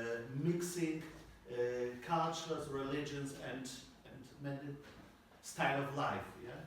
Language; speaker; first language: English; non-native, learner; Polish